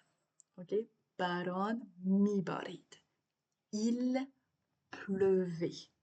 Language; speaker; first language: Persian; non-native, learner; French